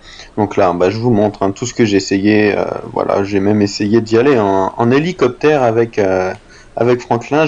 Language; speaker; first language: French; native; French